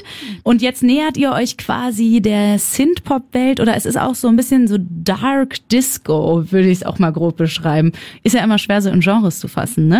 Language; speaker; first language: German; native; German